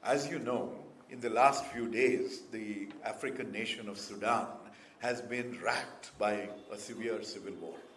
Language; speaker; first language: English; non-native, local second language; Kannada